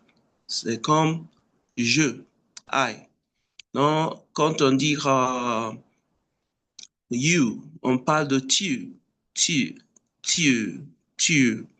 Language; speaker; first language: French; non-native, fluent; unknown